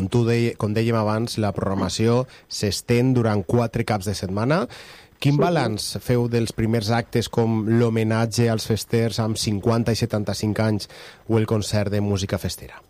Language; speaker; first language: Catalan; native; Catalan